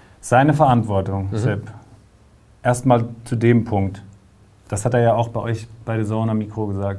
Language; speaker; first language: German; native; German